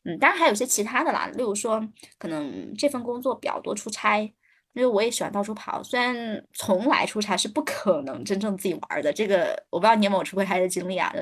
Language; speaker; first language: Chinese; native; Chinese